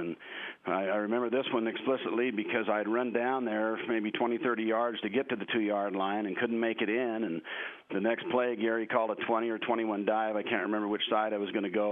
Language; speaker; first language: English; native; English